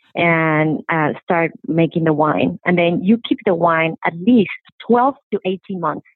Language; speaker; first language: English; non-native, fluent; Spanish